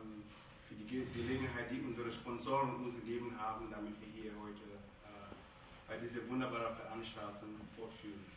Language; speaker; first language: German; non-native, fluent; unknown